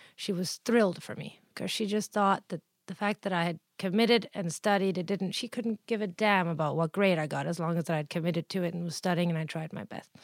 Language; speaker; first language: English; early bilingual, other home language; Italian